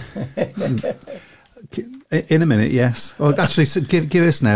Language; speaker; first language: English; native; English